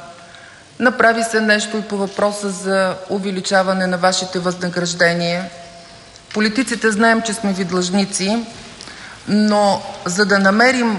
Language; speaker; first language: Bulgarian; native; Bulgarian